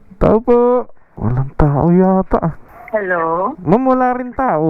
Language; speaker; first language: Filipino; native; Filipino